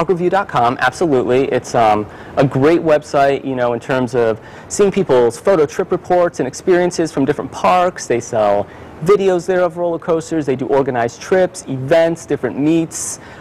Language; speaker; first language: English; native; English